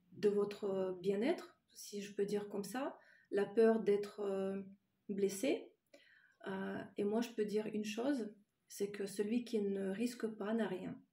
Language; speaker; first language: French; non-native, fluent; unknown